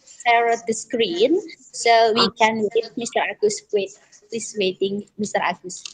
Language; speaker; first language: English; non-native, learner; Indonesian